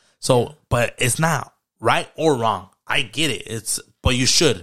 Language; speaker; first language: English; early bilingual, other home language; Spanish